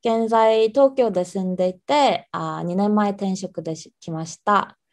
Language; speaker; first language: Japanese; non-native, fluent; Korean